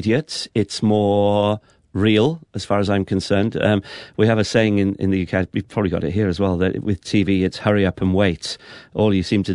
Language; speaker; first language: English; native; English